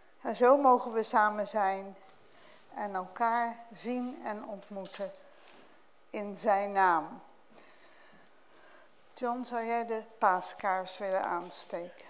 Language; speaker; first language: Dutch; native; Dutch